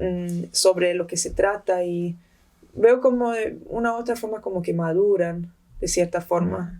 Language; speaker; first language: Spanish; early bilingual, heritage; Spanish